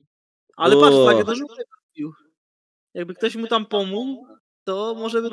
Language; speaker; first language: Polish; native; Polish